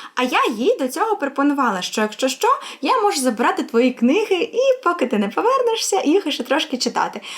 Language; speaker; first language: Ukrainian; non-native, local second language; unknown